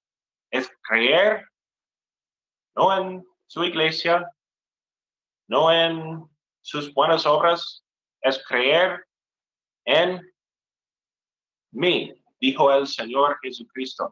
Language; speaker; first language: Spanish; non-native, fluent; English